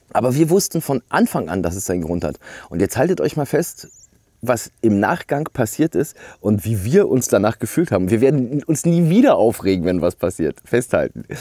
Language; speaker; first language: German; native; German